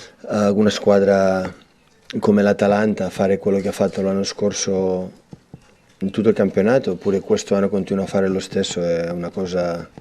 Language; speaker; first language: Italian; non-native, fluent; Catalan